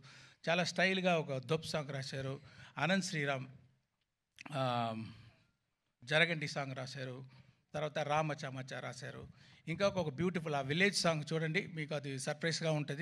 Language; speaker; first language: Telugu; non-native, learner; Tamil